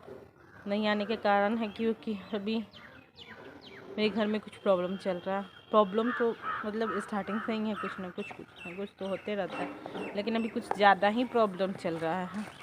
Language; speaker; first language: Hindi; native; Hindi